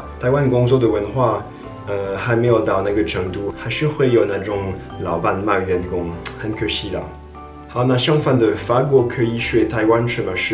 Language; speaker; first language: Chinese; non-native, fluent; French